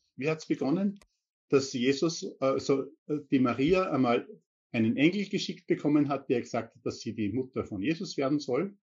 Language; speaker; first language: German; native; German